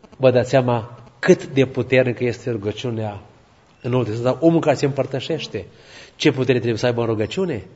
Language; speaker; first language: Romanian; native; Romanian